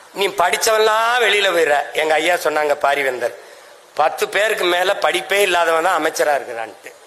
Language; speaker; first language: Tamil; native; Tamil